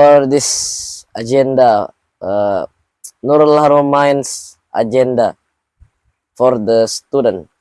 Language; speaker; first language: English; non-native, learner; Indonesian